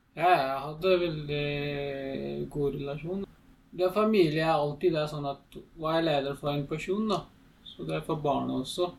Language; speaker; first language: Norwegian; non-native, learner; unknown